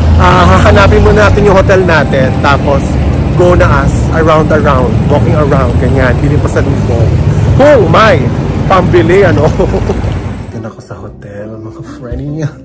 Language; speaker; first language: Filipino; native; Filipino